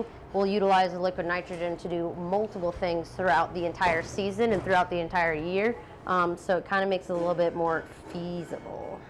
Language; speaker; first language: English; native; English